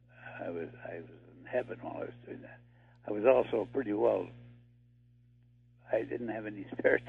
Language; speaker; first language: English; native; English